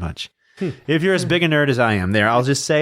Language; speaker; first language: English; native; English